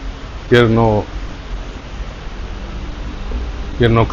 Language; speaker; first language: English; non-native, learner; Tamil